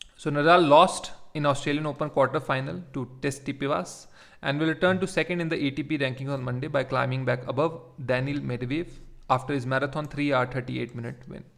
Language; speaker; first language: English; non-native, local second language; Hindi